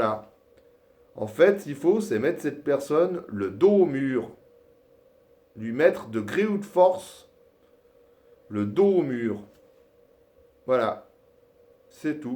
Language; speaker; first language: French; native; French